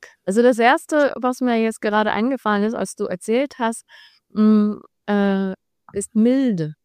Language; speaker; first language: German; non-native, fluent; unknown